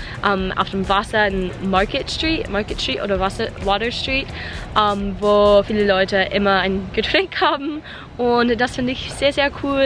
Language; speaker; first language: German; non-native, learner; English